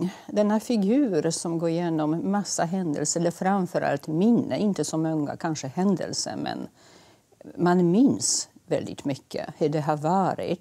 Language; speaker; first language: Swedish; non-native, fluent; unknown